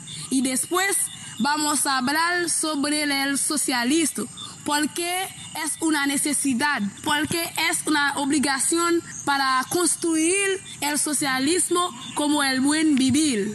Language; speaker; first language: Spanish; non-native, learner; Haitian Creole